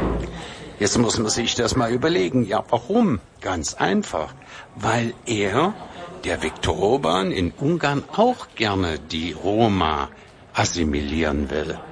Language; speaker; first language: German; native; German